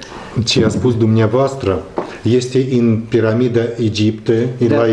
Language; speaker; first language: Romanian; non-native, local second language; Russian